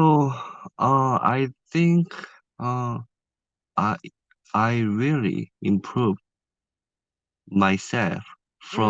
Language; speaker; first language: English; non-native, learner; Korean